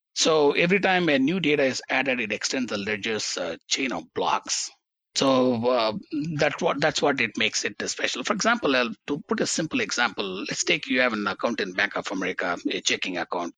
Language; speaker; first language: English; non-native, local second language; Tamil